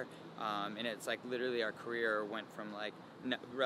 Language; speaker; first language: English; native; English